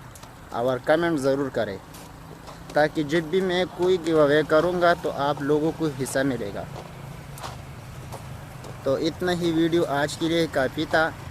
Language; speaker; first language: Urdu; non-native, local second language; Pashto